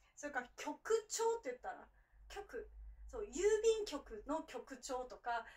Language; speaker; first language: Japanese; native; Japanese